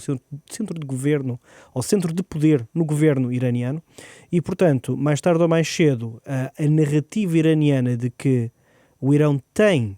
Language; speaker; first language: Portuguese; native; Portuguese